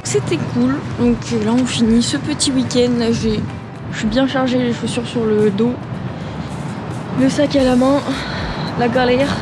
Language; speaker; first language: French; native; French